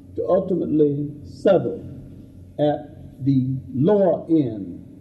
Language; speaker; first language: English; native; English